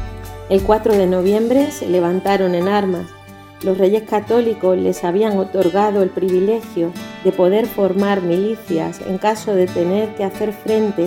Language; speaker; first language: Spanish; native; Spanish